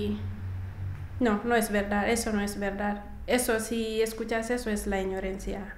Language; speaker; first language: Spanish; non-native, fluent; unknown